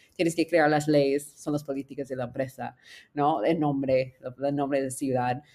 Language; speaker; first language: Spanish; non-native, fluent; English